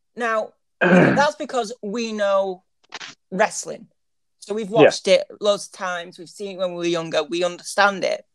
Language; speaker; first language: English; native; English